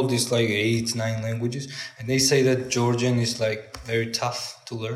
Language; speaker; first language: English; non-native, fluent; Georgian